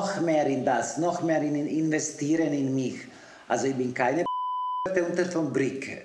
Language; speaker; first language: German; non-native, learner; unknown